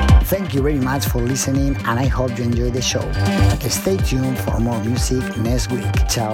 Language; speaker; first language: English; non-native, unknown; Spanish